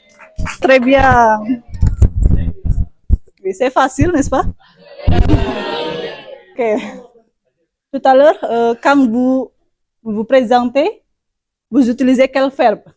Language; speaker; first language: French; non-native, fluent; Indonesian